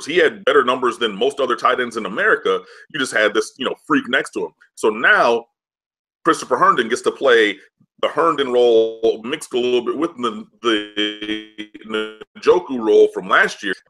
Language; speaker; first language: English; native; English